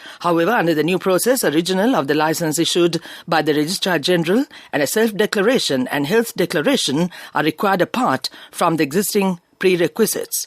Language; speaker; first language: English; non-native, local second language; Sinhala